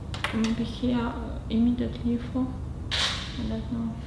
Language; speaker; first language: English; non-native, learner; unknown